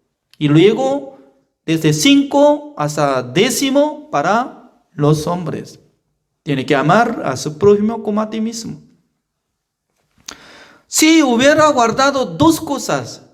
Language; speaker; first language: Spanish; non-native, fluent; Korean